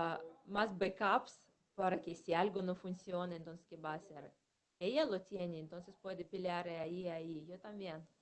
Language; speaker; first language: Spanish; non-native, fluent; Russian